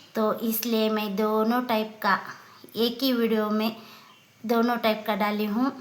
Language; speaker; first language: Hindi; non-native, local second language; Kannada